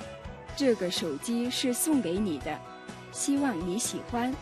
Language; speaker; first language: Chinese; non-native, fluent; Mongolian